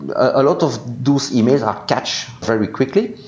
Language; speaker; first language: English; non-native, fluent; French